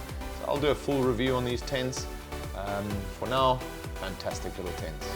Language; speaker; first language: English; native; English